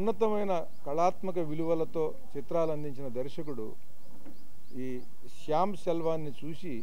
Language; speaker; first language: Telugu; native; Telugu